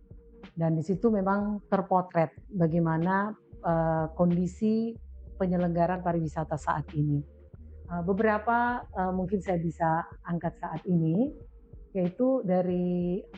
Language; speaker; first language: Indonesian; native; Indonesian